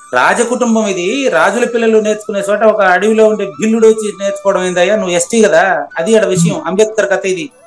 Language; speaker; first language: Telugu; native; Telugu